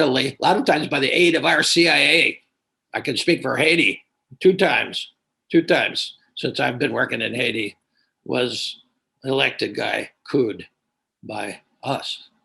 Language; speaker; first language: English; native; English